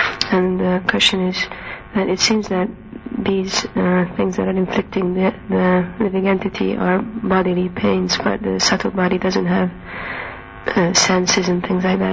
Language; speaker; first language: English; non-native, fluent; Hungarian